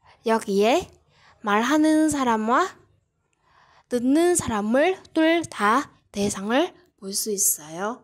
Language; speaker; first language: Korean; non-native, learner; Vietnamese